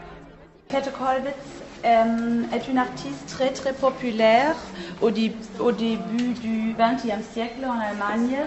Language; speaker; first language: French; non-native, fluent; German